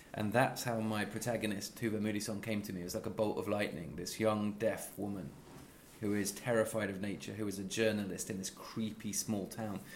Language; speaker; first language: English; native; English